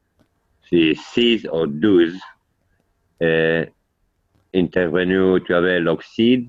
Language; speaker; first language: French; non-native, learner; Italian